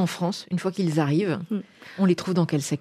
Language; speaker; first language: French; native; French